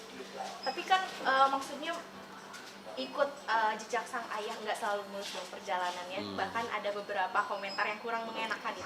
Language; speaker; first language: Indonesian; native; Indonesian